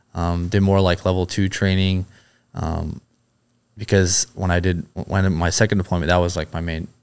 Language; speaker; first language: English; native; English